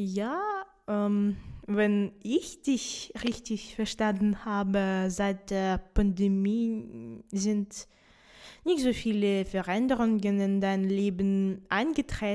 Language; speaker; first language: German; non-native, fluent; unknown